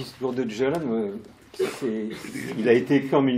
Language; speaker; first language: French; native; French